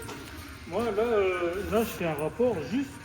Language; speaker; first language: French; native; French